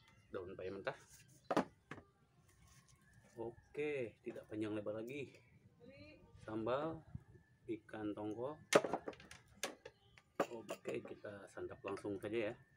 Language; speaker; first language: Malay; non-native, local second language; Sundanese